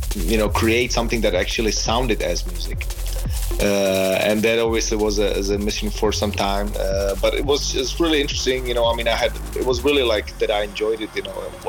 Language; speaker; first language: English; non-native, fluent; Czech